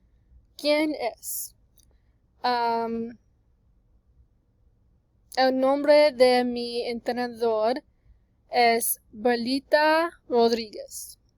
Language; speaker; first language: Spanish; non-native, learner; English